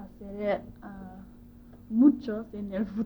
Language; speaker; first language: Spanish; non-native, learner; English